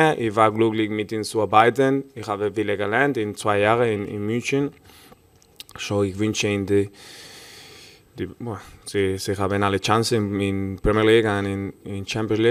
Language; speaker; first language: German; non-native, fluent; Spanish